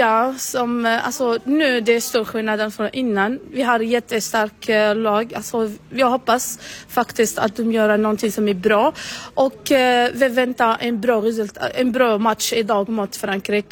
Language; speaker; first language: Swedish; non-native, learner; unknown